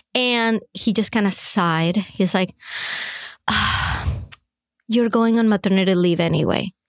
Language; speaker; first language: English; non-native, fluent; Spanish